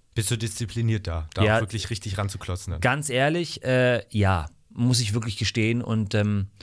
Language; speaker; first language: German; non-native, fluent; English